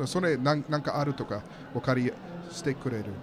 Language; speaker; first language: Japanese; non-native, learner; English